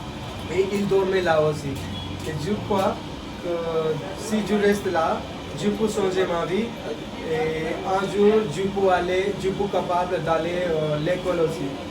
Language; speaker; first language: French; non-native, learner; Hindi